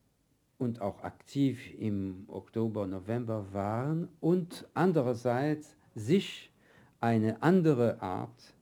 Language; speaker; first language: German; non-native, fluent; French